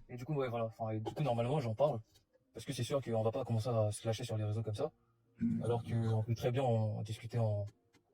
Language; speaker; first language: French; native; French